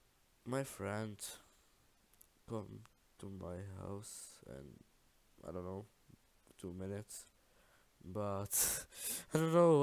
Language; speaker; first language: English; non-native, learner; Czech